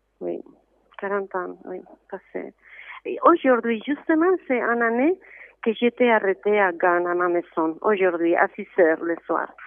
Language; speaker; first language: French; non-native, fluent; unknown